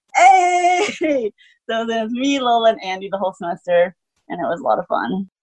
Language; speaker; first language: English; native; English